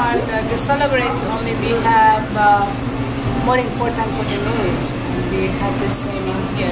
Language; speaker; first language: English; non-native, learner; Persian